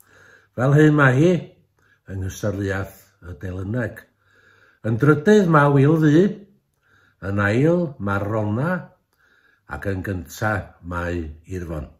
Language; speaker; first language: Welsh; native; Welsh